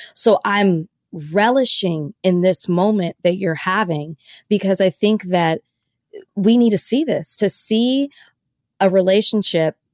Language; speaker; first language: English; native; English